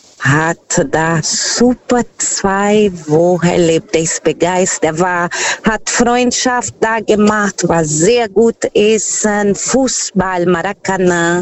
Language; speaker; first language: German; non-native, fluent; Portuguese